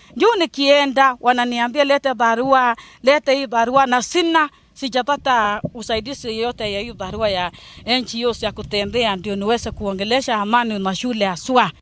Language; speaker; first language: Swahili; non-native, local second language; Kalenjin